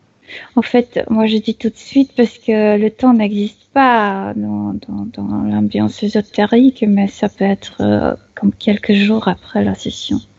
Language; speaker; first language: French; non-native, fluent; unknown